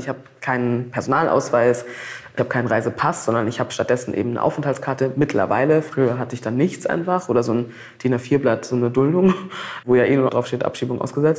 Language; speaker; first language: German; native; German